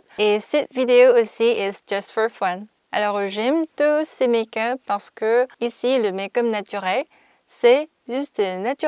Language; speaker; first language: French; non-native, fluent; Korean